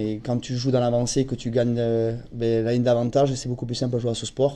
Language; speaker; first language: French; native; French